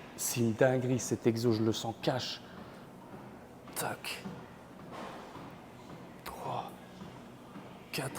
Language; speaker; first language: French; native; French